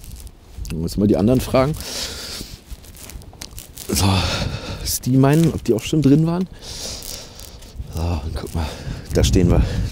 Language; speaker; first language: German; native; German